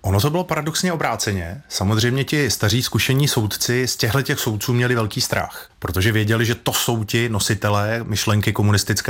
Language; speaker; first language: Czech; native; Czech